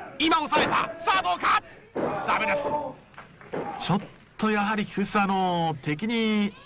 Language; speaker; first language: Japanese; native; Japanese